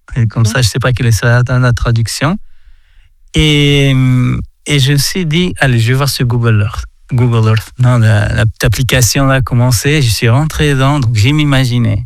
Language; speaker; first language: French; non-native, fluent; Portuguese